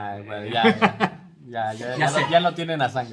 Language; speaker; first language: Spanish; native; Spanish